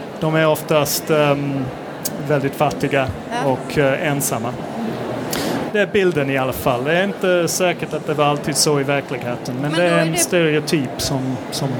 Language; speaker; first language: Swedish; non-native, fluent; English